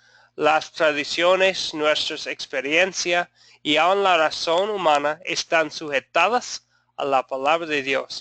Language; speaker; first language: Spanish; non-native, fluent; English